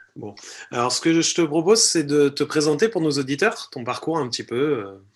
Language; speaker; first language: French; native; French